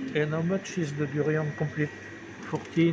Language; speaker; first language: English; non-native, fluent; French